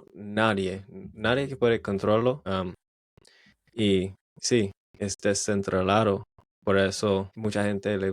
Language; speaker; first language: Spanish; non-native, learner; English